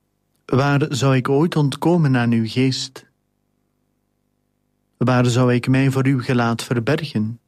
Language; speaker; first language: Dutch; native; Dutch